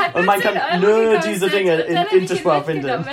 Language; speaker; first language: German; non-native, learner; English